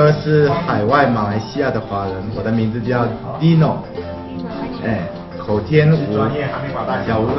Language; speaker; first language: Chinese; early bilingual, heritage; Chinese